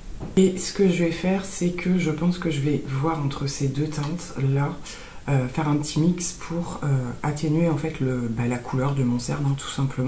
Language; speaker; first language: French; native; French